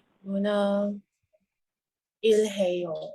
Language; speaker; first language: Korean; non-native, learner; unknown